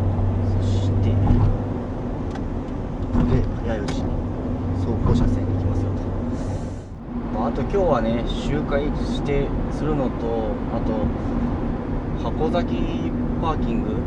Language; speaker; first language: Japanese; native; Japanese